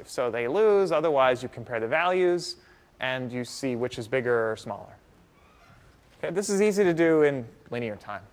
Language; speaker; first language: English; native; English